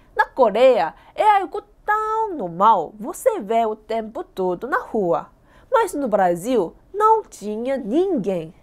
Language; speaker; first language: Portuguese; non-native, fluent; Korean